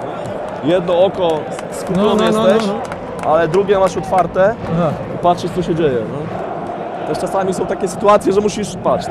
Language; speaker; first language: Polish; native; Polish